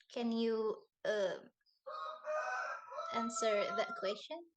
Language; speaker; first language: English; non-native, learner; Indonesian